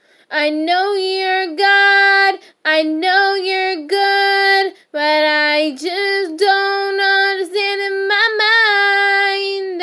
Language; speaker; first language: English; native; English